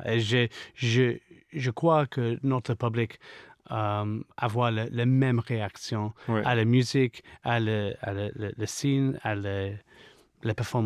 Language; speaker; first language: French; non-native, fluent; English